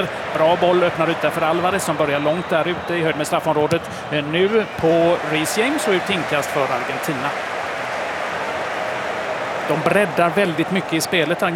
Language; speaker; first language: Swedish; native; Swedish